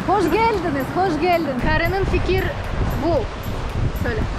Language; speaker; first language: Turkish; non-native, learner; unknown